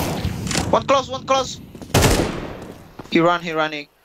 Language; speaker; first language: English; non-native, learner; Indonesian